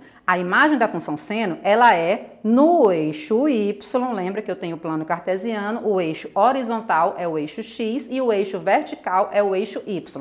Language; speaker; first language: Portuguese; native; Portuguese